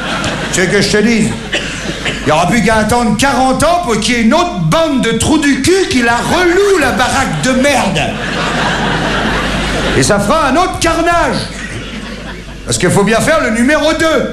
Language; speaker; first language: French; native; French